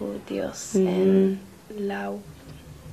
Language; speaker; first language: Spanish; non-native, learner; English